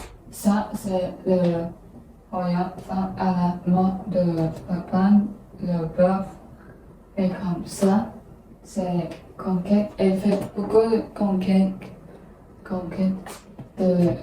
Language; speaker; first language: French; non-native, learner; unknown